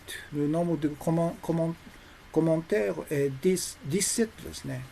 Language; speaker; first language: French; non-native, learner; Japanese